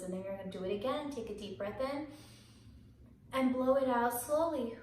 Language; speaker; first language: English; native; English